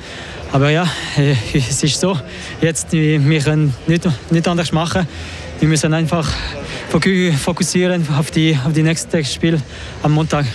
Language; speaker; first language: German; non-native, local second language; French